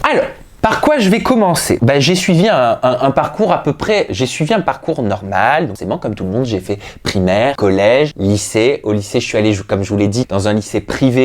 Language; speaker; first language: French; native; French